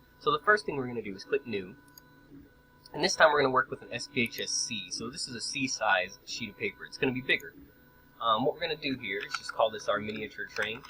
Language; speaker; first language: English; native; English